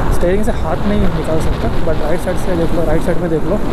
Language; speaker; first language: Hindi; non-native, local second language; Marathi